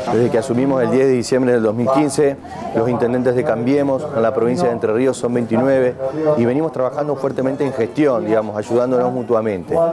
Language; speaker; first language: Spanish; native; Spanish